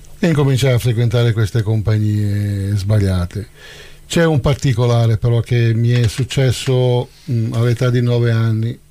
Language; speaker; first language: Italian; native; Italian